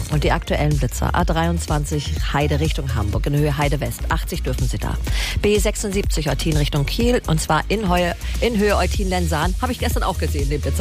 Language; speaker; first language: German; native; German